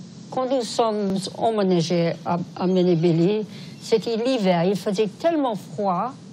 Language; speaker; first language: French; non-native, fluent; English